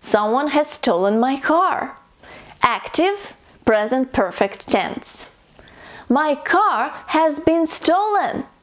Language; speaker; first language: English; non-native, fluent; Russian